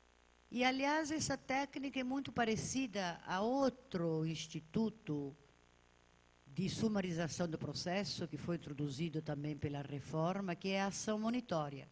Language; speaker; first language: Portuguese; native; Portuguese